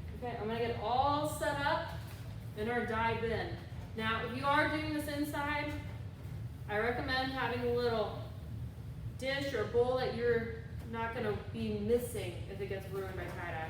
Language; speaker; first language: English; native; English